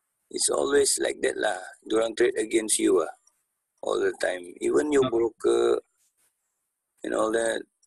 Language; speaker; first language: English; non-native, local second language; Malay